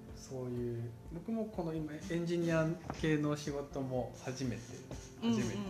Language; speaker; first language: Japanese; non-native, fluent; Korean